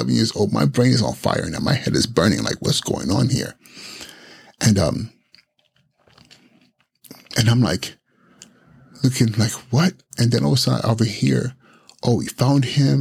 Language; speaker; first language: English; non-native, local second language; Igbo